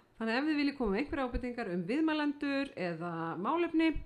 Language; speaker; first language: Icelandic; native; Icelandic